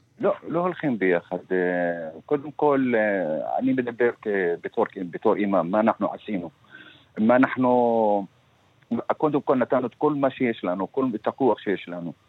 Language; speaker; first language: Hebrew; non-native, local second language; Arabic